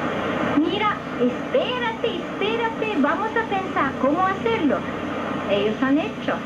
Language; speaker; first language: Spanish; non-native, fluent; Japanese